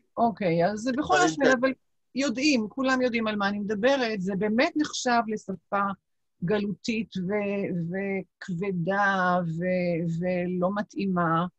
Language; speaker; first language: Hebrew; non-native, local second language; Yiddish